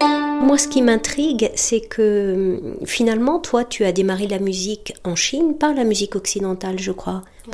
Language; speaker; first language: French; native; French